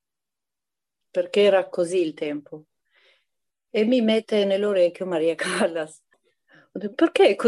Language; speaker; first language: Italian; non-native, fluent; Albanian